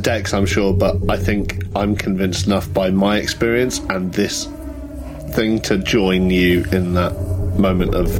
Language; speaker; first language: English; native; English